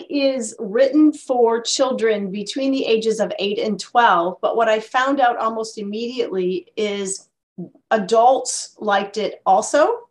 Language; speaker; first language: English; native; English